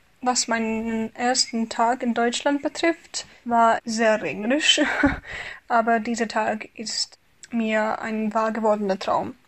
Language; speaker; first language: German; non-native, fluent; Hungarian